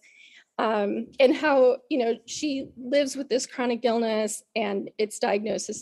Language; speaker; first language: English; native; English